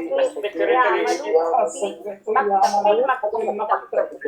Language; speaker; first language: Arabic; non-native, learner; Urdu